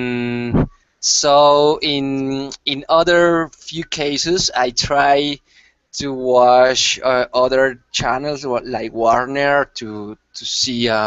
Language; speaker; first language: English; non-native, learner; Spanish